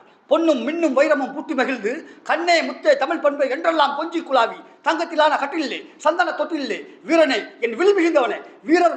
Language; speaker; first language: Tamil; native; Tamil